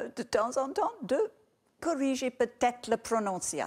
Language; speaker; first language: French; non-native, fluent; English